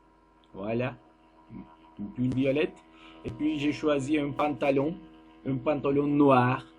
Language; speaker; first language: French; non-native, learner; Turkish